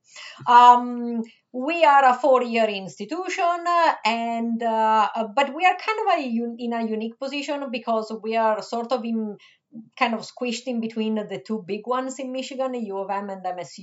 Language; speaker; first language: English; non-native, fluent; Italian